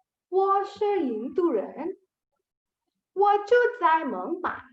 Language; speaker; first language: Chinese; non-native, fluent; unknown